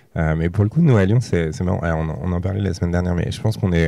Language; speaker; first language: French; native; French